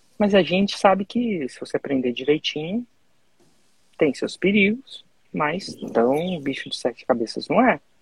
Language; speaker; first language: Portuguese; native; Portuguese